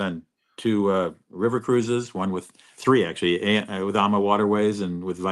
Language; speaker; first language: English; native; English